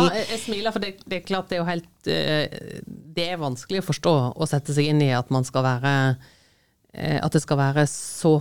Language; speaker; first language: Norwegian; native; Norwegian